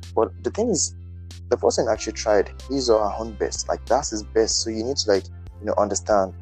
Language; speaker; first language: English; non-native, local second language; Yoruba